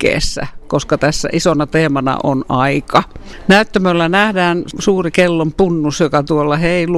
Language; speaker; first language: Finnish; native; Finnish